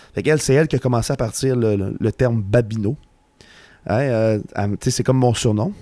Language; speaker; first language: French; native; French